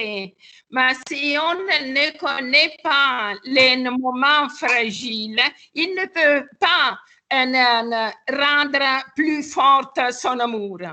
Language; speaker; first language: French; non-native, learner; Italian